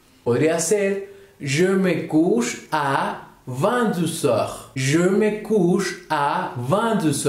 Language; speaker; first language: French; non-native, learner; Spanish